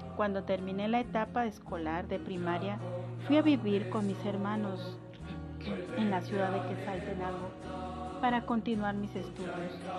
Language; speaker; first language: Spanish; non-native, local second language; Kʼicheʼ